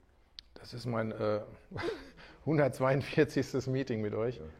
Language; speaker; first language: German; native; German